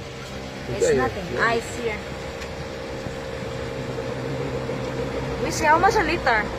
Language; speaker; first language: English; non-native, local second language; Cebuano